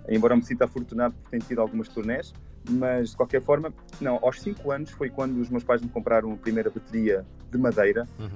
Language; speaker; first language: Portuguese; native; Portuguese